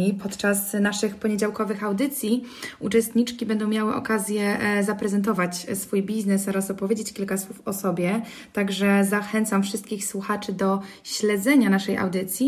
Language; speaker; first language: Polish; native; Polish